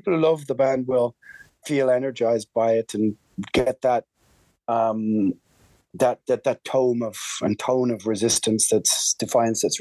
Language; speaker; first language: English; native; English